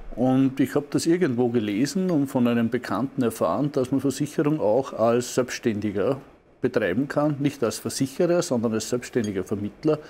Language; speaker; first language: German; native; German